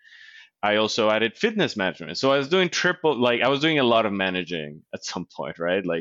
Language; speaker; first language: English; non-native, fluent; Spanish